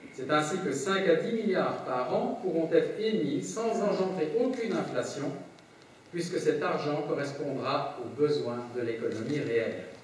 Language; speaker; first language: French; native; French